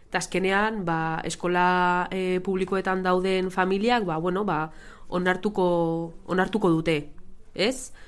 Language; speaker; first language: Basque; non-native, local second language; Spanish